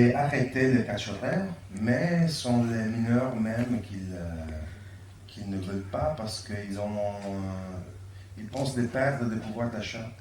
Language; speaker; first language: French; non-native, fluent; Italian